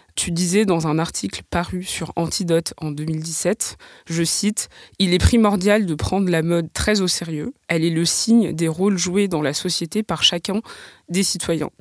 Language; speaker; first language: French; native; French